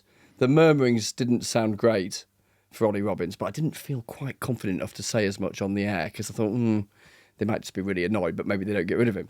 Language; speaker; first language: English; native; English